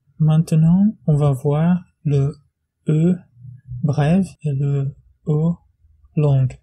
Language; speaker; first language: French; non-native, fluent; Portuguese